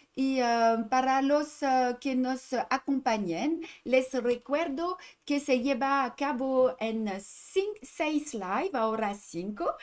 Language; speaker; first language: Spanish; non-native, learner; French